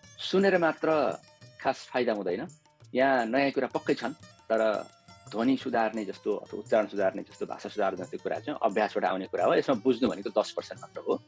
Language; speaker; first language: Nepali; native; Nepali